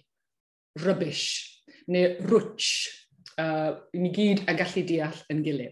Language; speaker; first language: Welsh; native; Welsh